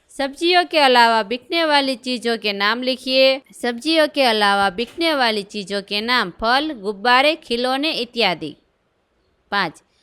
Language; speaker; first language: Hindi; non-native, local second language; Gujarati